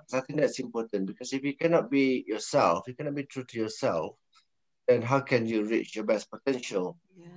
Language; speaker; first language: English; non-native, local second language; Malay